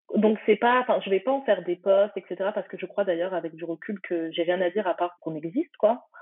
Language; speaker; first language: French; early bilingual, other home language; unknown